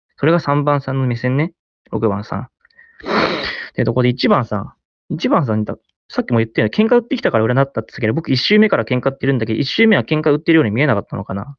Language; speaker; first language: Japanese; native; Japanese